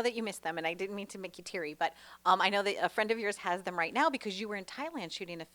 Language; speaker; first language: English; native; English